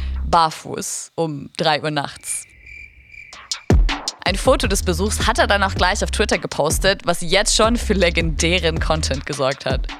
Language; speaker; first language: German; native; German